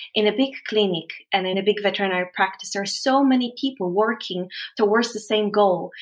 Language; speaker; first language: English; non-native, fluent; Polish